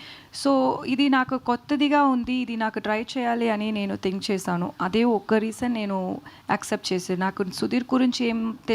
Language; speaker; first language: Telugu; non-native, learner; Tamil